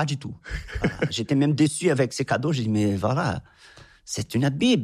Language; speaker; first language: French; non-native, fluent; Portuguese